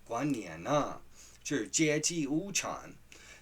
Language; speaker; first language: Chinese; non-native, fluent; English